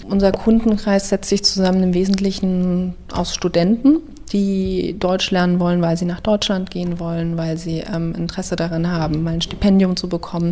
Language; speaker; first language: German; native; German